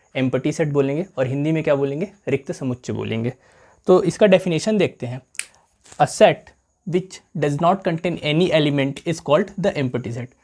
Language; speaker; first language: Hindi; native; Hindi